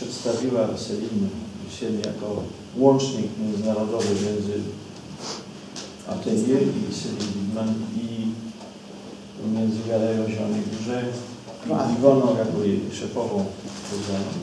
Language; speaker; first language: Polish; early bilingual, heritage; Polish